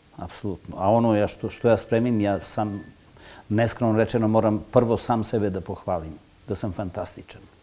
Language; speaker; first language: Serbian; non-native, local second language; Gurani